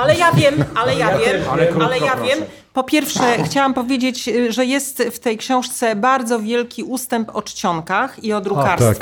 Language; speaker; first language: Polish; native; Polish